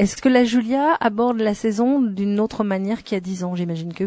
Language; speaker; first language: French; native; French